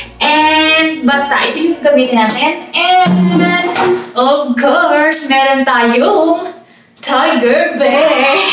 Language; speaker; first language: Filipino; non-native, local second language; Cebuano